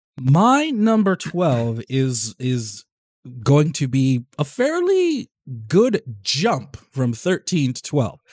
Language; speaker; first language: English; native; English